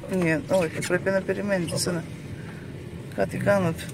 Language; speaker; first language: Greek; non-native, learner; Russian